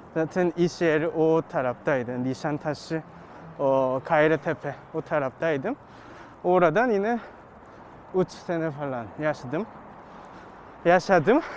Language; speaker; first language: Turkish; non-native, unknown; Korean